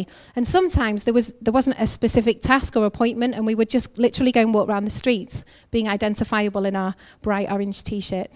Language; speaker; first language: English; native; English